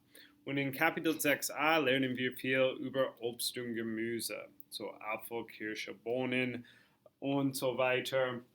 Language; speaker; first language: German; non-native, fluent; English